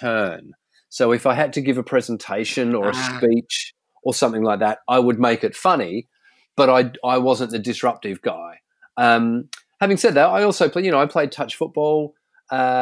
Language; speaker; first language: English; native; English